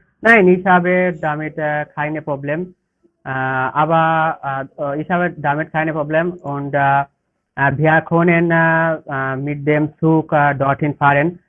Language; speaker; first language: German; non-native, learner; Bangla